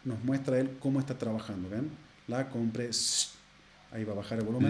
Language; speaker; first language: Spanish; native; Spanish